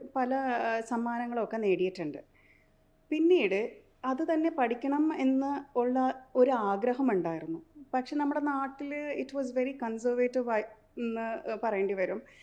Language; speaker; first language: Malayalam; early bilingual, heritage; Malayalam